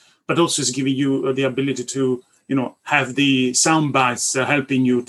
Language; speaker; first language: English; non-native, fluent; Italian